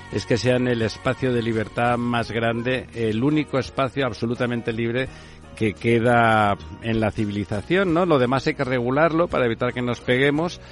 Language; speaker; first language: Spanish; native; Spanish